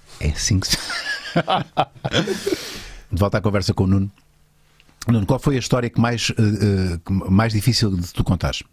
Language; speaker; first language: Portuguese; native; Portuguese